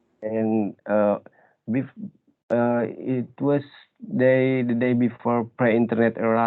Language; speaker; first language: English; non-native, learner; Indonesian